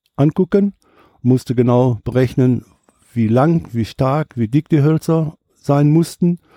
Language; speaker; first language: German; native; German